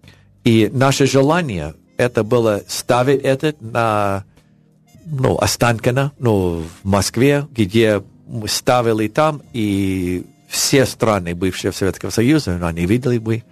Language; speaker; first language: Russian; non-native, learner; English